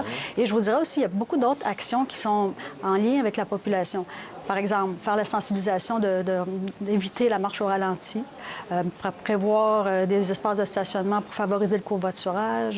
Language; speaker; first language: French; native; French